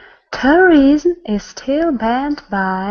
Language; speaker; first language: English; non-native, learner; Russian